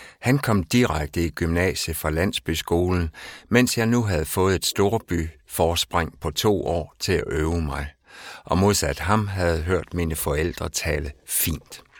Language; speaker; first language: Danish; native; Danish